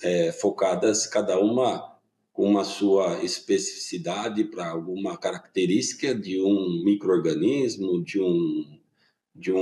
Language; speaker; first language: Portuguese; native; Portuguese